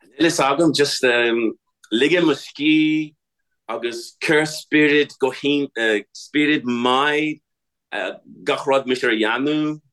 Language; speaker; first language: Irish; non-native, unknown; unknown